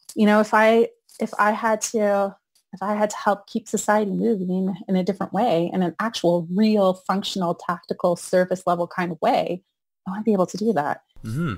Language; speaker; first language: English; native; English